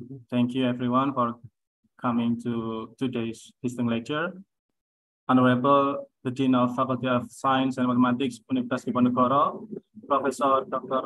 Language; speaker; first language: English; non-native, fluent; Indonesian